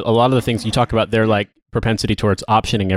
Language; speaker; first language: English; native; English